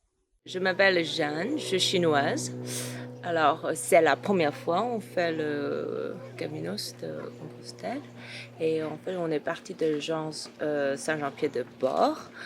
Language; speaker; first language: French; non-native, fluent; Chinese